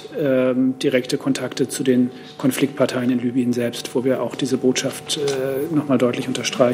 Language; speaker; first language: German; native; German